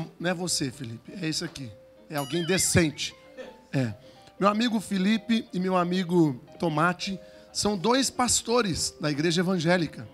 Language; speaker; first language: Portuguese; native; Portuguese